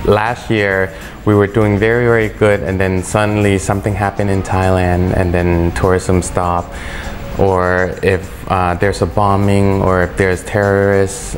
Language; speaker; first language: English; early bilingual, other home language; Thai